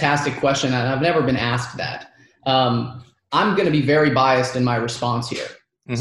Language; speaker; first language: English; early bilingual, other home language; Arabic